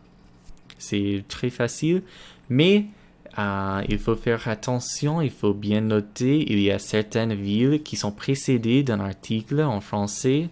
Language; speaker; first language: French; non-native, learner; English